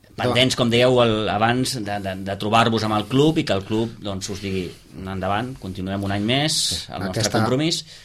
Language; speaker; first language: Catalan; native; Catalan